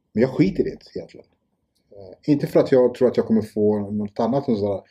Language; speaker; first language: Swedish; early bilingual, other home language; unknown